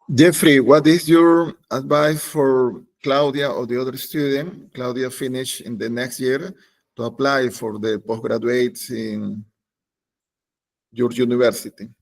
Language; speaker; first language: English; non-native, learner; Spanish